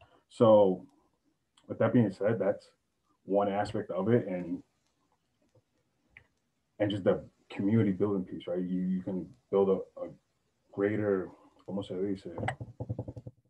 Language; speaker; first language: English; native; English